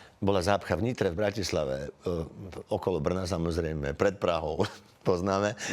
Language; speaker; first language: Slovak; native; Slovak